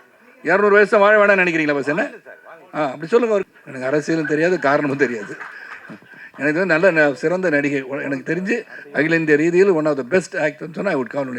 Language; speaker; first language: Tamil; native; Tamil